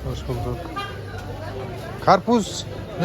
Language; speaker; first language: Turkish; non-native, learner; Kazakh